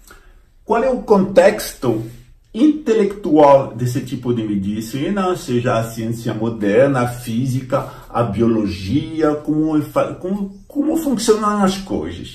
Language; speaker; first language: Portuguese; non-native, fluent; French